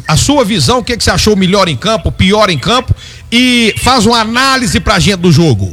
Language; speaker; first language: Portuguese; native; Portuguese